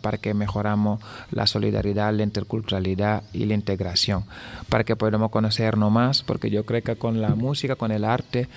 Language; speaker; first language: Spanish; non-native, fluent; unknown